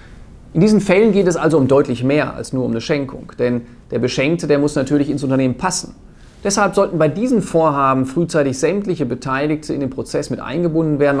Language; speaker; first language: German; native; German